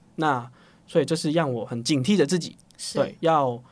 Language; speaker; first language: Chinese; non-native, local second language; Cantonese